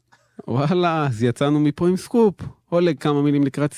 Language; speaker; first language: Hebrew; native; Hebrew